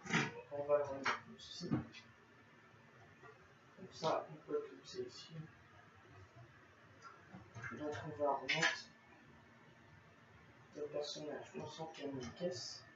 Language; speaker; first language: French; native; French